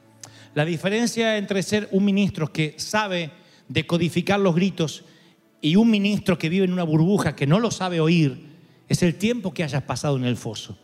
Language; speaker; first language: Spanish; native; Spanish